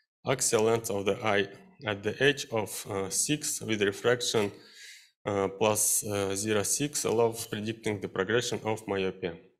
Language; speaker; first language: English; non-native, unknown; Russian